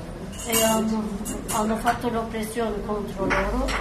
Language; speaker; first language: Italian; non-native, learner; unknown